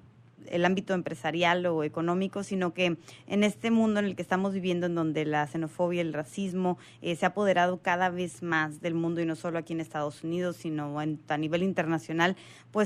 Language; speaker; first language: Spanish; native; Spanish